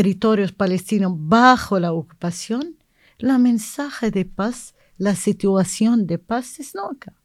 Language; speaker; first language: Spanish; non-native, learner; Arabic